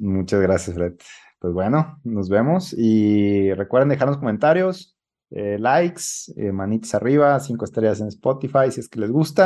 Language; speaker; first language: Spanish; native; Spanish